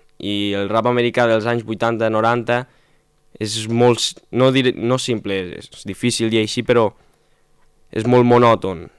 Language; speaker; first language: Catalan; non-native, local second language; Spanish